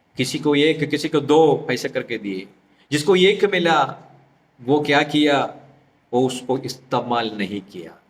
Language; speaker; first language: Hindi; non-native, local second language; Malayalam